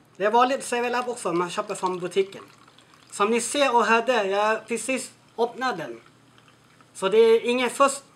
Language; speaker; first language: Swedish; non-native, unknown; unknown